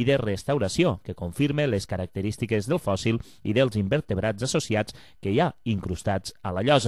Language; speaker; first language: Catalan; native; Catalan